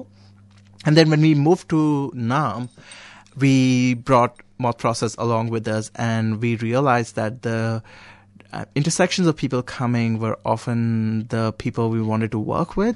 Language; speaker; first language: English; non-native, local second language; Konkani